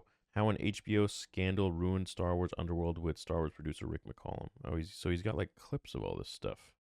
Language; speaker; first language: English; native; English